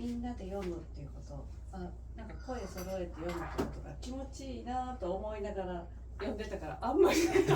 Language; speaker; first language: Japanese; native; Japanese